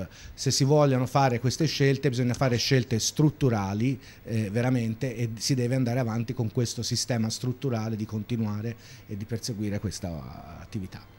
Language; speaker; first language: Italian; native; Italian